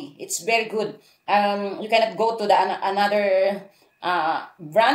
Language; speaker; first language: English; non-native, learner; Filipino